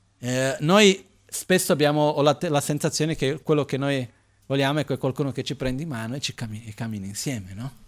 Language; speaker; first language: Italian; non-native, fluent; Portuguese